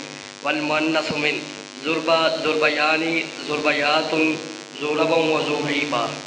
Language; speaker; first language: Arabic; non-native, learner; Urdu